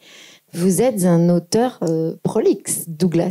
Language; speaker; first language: French; native; French